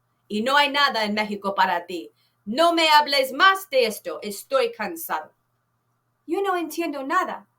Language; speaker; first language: Spanish; non-native, fluent; English